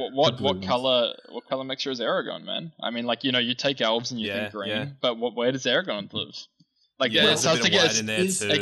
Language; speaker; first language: English; native; English